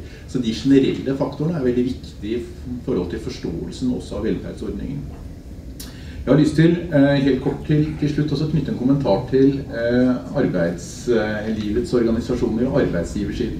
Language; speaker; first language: Norwegian; native; Norwegian